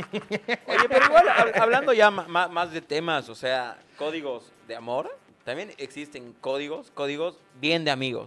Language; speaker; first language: Spanish; native; Spanish